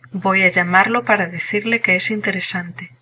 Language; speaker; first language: Spanish; non-native, learner; English